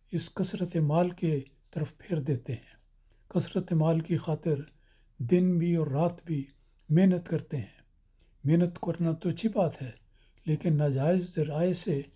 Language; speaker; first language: Urdu; native; Urdu